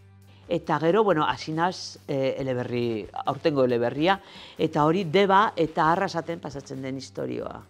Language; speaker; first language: Basque; non-native, local second language; Spanish